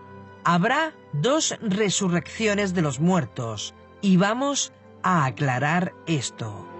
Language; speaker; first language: Spanish; native; Spanish